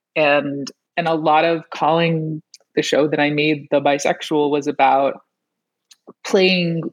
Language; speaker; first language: English; early bilingual, other home language; Persian